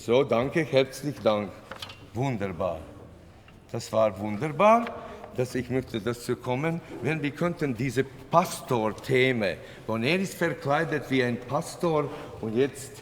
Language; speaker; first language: German; non-native, fluent; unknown